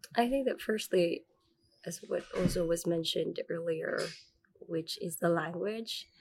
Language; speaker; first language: English; non-native, local second language; Filipino